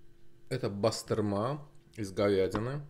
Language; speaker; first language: Russian; non-native, local second language; Azerbaijani